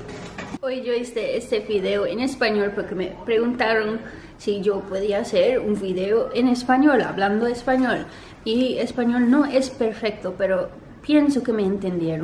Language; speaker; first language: Spanish; early bilingual, heritage; Spanish